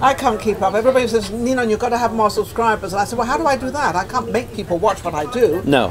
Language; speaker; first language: English; native; English